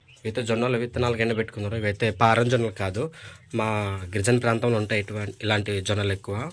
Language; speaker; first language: Telugu; non-native, local second language; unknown